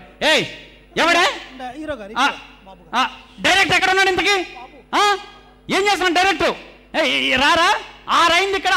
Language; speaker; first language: Telugu; native; Telugu